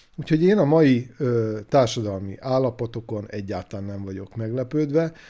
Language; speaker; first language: Hungarian; native; Hungarian